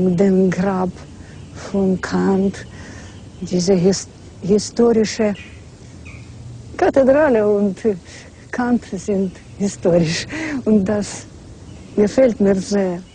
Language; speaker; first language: German; non-native, learner; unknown